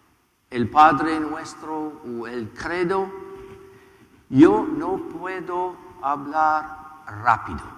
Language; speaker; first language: Spanish; non-native, learner; English